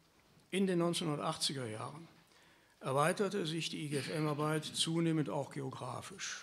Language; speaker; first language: German; native; German